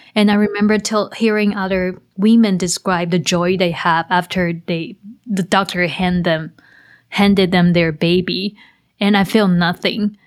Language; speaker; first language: English; non-native, fluent; Chinese